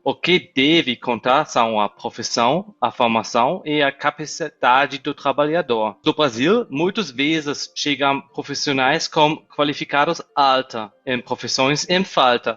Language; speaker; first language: Portuguese; non-native, fluent; German